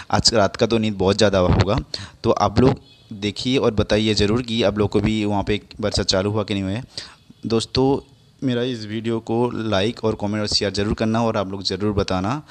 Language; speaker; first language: Hindi; non-native, local second language; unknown